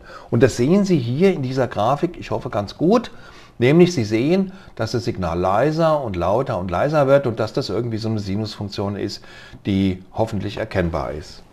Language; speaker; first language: German; native; German